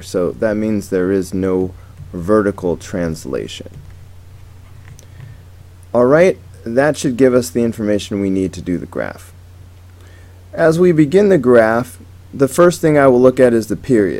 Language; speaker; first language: English; native; English